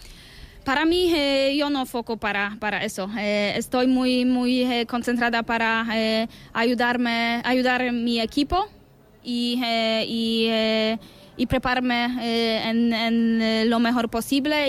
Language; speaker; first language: Spanish; non-native, learner; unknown